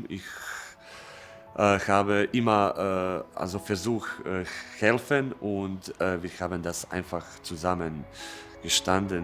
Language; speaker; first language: German; non-native, fluent; Croatian